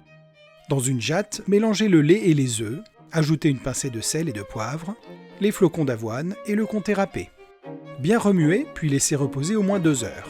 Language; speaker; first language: French; native; French